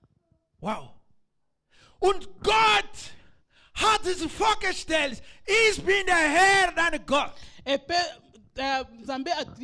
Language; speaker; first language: German; non-native, learner; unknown